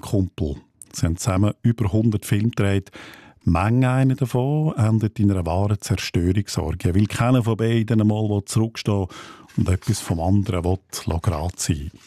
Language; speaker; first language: Swiss German; native; Swiss German